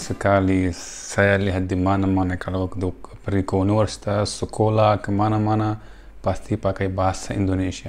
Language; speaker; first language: Indonesian; non-native, fluent; Urdu